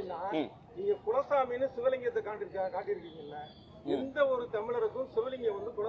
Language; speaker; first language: Tamil; native; Tamil